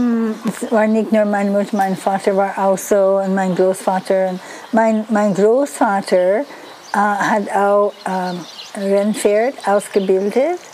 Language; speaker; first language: German; non-native, learner; English